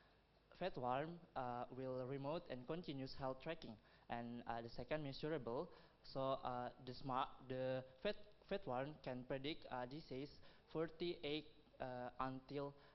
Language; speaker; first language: English; non-native, learner; Indonesian